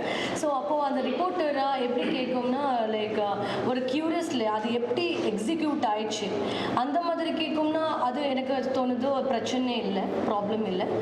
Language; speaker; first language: Tamil; non-native, learner; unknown